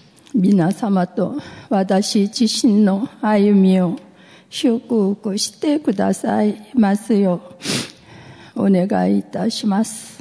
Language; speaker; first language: Japanese; non-native, fluent; Korean